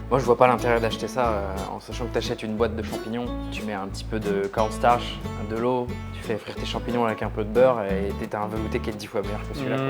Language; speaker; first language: French; native; French